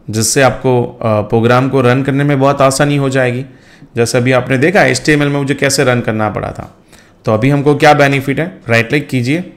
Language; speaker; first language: Hindi; non-native, local second language; Gujarati